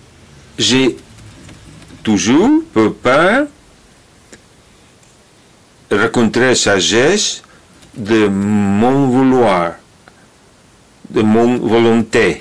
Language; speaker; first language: French; non-native, learner; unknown